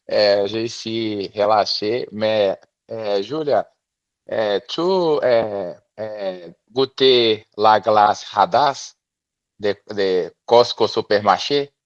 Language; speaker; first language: French; non-native, learner; Portuguese